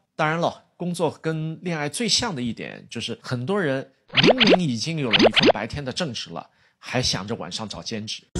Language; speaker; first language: Chinese; native; Chinese